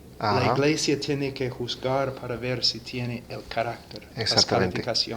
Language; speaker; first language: Spanish; non-native, fluent; English